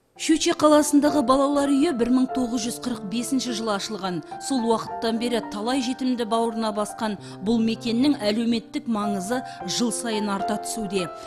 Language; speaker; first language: Kazakh; native; Kazakh